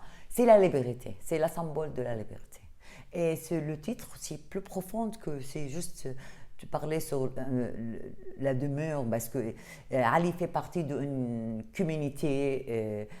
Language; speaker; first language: French; non-native, fluent; Arabic